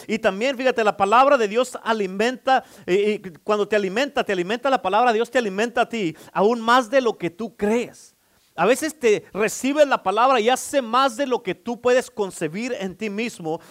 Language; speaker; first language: Spanish; native; Spanish